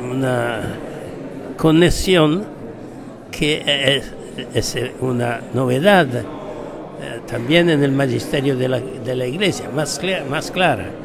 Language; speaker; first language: Spanish; non-native, fluent; Italian